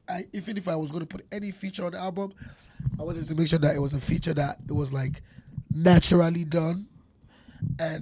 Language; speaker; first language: English; non-native, local second language; Yoruba